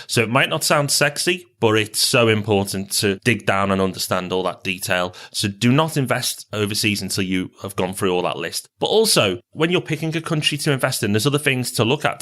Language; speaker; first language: English; native; English